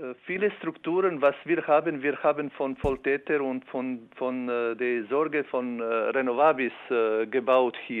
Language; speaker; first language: German; non-native, learner; Albanian